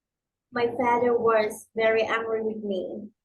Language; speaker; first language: English; non-native, learner; Vietnamese